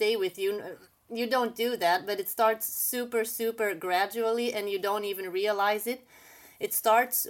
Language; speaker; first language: English; non-native, fluent; Dutch